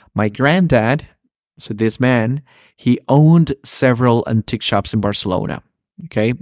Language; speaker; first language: English; early bilingual, other home language; Spanish